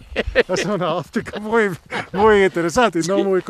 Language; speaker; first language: Spanish; non-native, learner; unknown